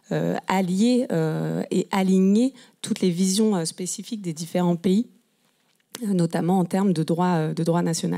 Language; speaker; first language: French; native; French